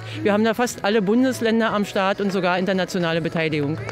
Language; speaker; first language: German; native; German